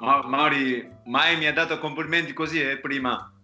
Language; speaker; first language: Italian; non-native, fluent; Japanese